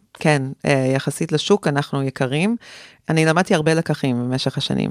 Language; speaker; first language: Hebrew; early bilingual, heritage; Hebrew